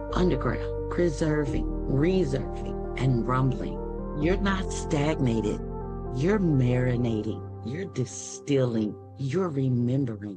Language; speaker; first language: English; native; English